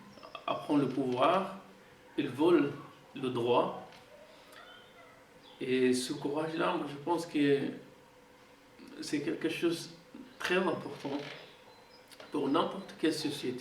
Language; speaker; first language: French; non-native, fluent; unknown